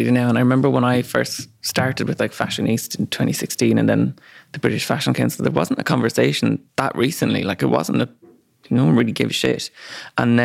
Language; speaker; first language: English; native; English